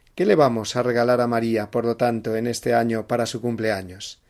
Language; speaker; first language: Spanish; native; Spanish